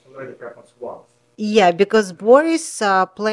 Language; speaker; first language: English; non-native, learner; Russian